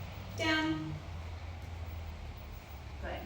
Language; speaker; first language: English; native; English